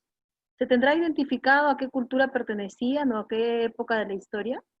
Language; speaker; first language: Spanish; native; Spanish